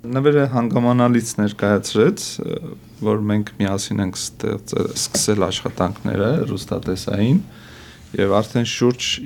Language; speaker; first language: Armenian; native; Armenian